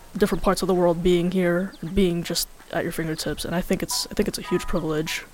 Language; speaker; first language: English; early bilingual, other home language; Filipino